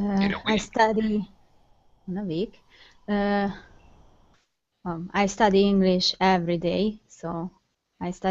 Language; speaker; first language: English; non-native, learner; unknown